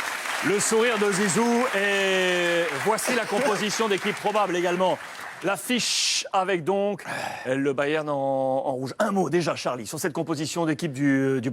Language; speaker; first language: French; native; French